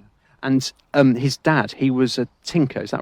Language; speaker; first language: English; native; English